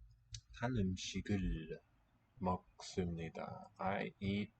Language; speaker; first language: Korean; non-native, learner; English